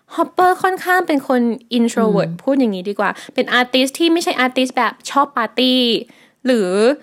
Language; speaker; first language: Thai; native; Thai